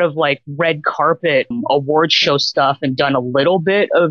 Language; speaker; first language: English; native; English